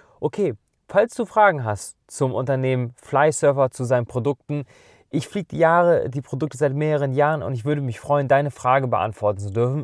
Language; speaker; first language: German; native; German